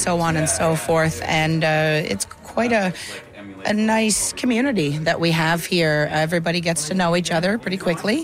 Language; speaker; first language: English; native; English